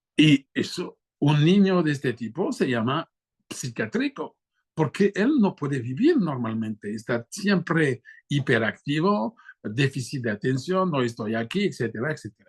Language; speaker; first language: Spanish; non-native, fluent; French